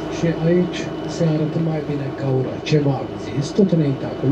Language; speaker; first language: Romanian; non-native, learner; Turkish